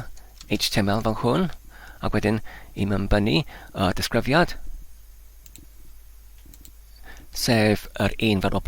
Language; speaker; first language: Welsh; non-native, learner; Polish